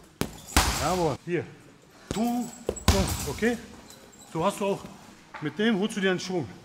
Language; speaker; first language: German; native; German